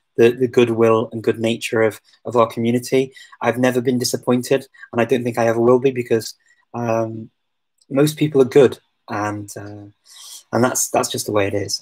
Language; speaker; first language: English; native; English